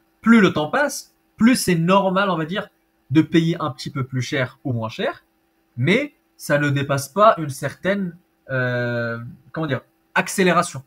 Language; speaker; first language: French; native; French